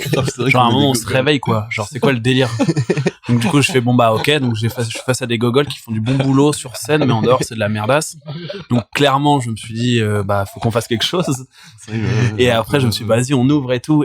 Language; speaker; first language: French; native; French